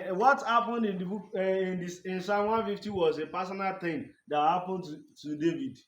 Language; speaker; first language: English; non-native, local second language; Yoruba